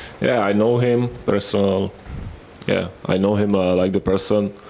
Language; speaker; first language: English; non-native, fluent; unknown